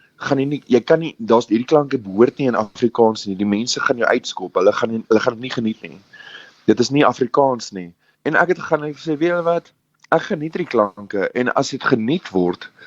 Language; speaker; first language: Afrikaans; native; Afrikaans